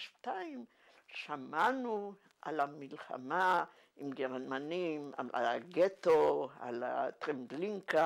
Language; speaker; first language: Hebrew; non-native, fluent; Yiddish